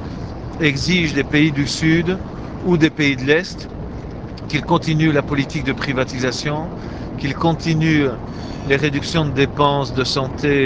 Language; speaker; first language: French; native; French